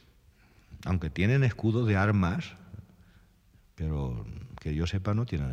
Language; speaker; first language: Spanish; native; Spanish